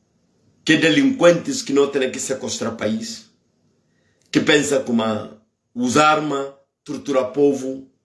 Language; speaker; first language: Portuguese; non-native, local second language; Upper Guinea Crioulo